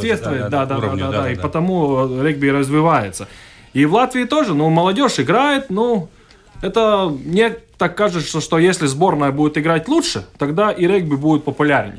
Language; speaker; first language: Russian; non-native, local second language; Latvian